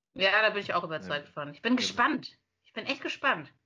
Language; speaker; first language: German; native; German